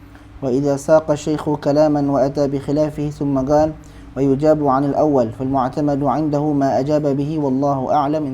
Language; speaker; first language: Arabic; non-native, fluent; Malay